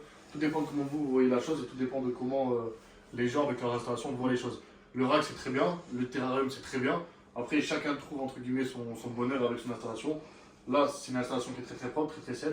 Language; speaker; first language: French; native; French